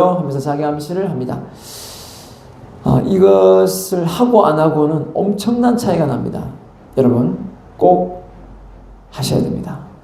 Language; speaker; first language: Korean; native; Korean